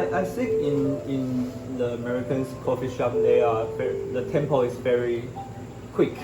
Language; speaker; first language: English; non-native, learner; Chinese